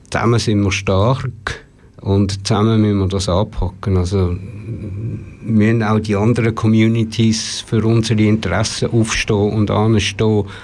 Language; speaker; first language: German; native; German